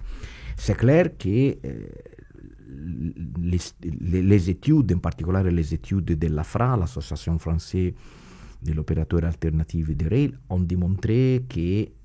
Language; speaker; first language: French; non-native, fluent; Italian